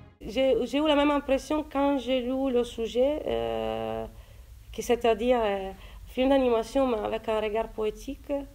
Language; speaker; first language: French; non-native, fluent; Italian